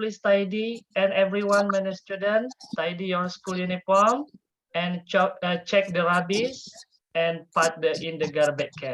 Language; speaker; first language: English; non-native, fluent; Indonesian